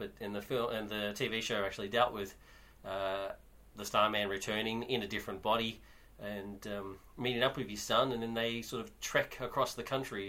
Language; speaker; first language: English; native; English